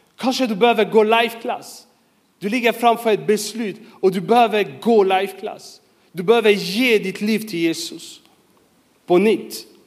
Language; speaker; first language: Swedish; non-native, fluent; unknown